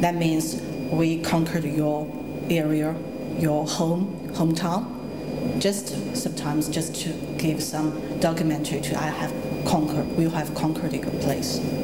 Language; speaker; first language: English; non-native, learner; Chinese